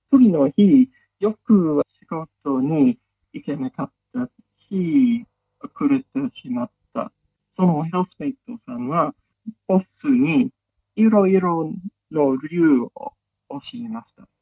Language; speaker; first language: Japanese; non-native, learner; English